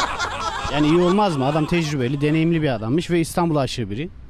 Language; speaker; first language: Turkish; native; Turkish